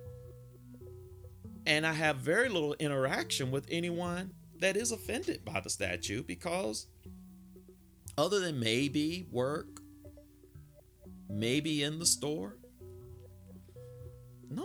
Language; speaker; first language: English; native; English